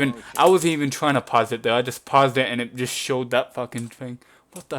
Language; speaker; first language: English; native; English